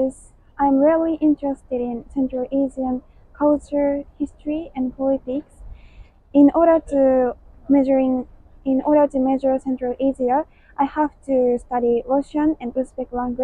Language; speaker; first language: English; non-native, learner; Japanese